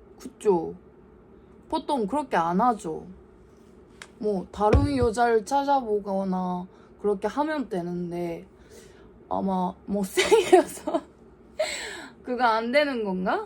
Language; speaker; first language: Korean; non-native, learner; Japanese